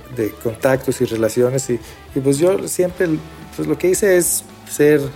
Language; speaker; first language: Spanish; early bilingual, other home language; Hebrew